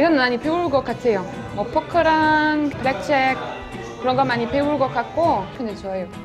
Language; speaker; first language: Korean; non-native, fluent; French